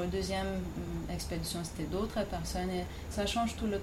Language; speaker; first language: French; non-native, fluent; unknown